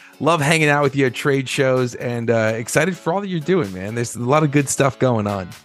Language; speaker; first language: English; native; English